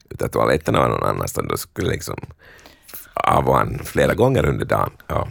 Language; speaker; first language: Swedish; native; Swedish